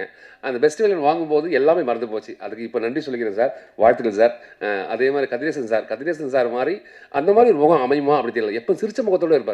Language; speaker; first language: Tamil; native; Tamil